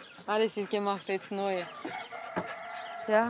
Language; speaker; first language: German; non-native, learner; Romanian